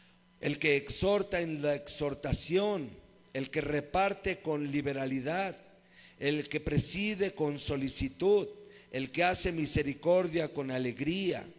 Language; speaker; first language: Spanish; native; Spanish